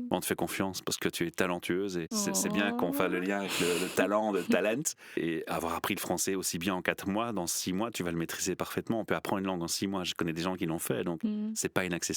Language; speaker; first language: French; native; French